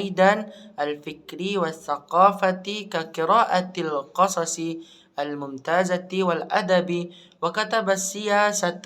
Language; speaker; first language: Arabic; non-native, learner; Indonesian